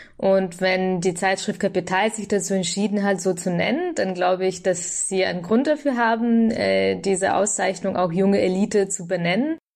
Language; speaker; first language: German; early bilingual, other home language; Russian